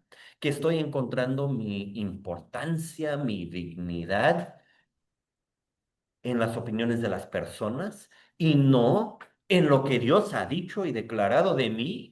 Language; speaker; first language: Spanish; native; Spanish